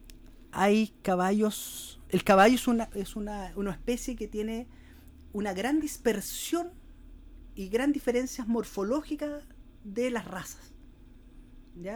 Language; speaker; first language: Spanish; native; Spanish